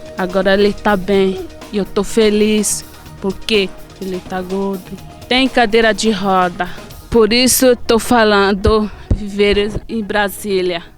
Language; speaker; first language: Portuguese; non-native, local second language; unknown